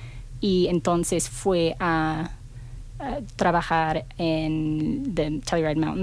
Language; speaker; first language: Spanish; non-native, fluent; English